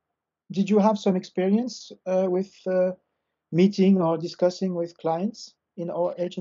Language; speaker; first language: English; non-native, fluent; French